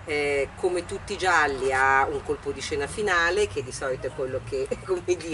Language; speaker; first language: Italian; native; Italian